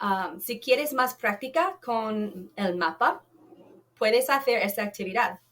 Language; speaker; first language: Spanish; non-native, fluent; English